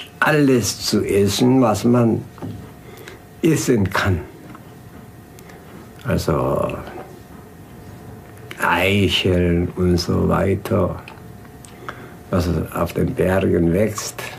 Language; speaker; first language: German; non-native, fluent; Korean